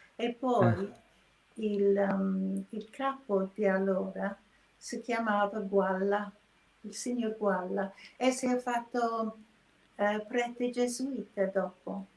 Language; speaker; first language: Italian; non-native, fluent; English